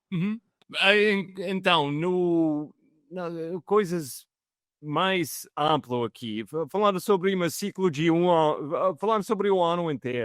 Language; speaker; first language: Portuguese; non-native, fluent; English